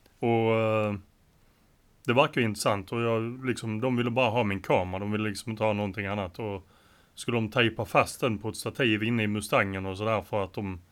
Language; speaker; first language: Swedish; native; Swedish